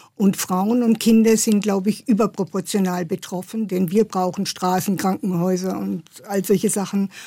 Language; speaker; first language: German; native; German